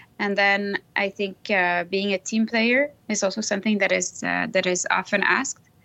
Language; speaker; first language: English; non-native, fluent; French